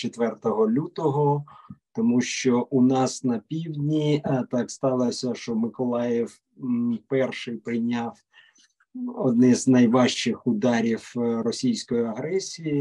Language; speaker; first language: Ukrainian; native; Ukrainian